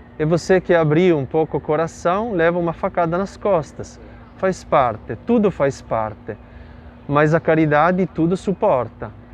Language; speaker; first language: Portuguese; non-native, fluent; Italian